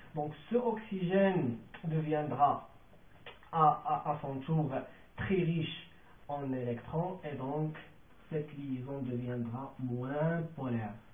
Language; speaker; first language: French; non-native, local second language; Arabic